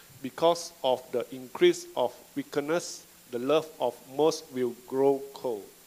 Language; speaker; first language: English; non-native, local second language; Chinese